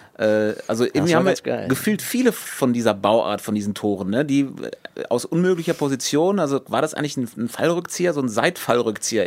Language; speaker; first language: German; native; German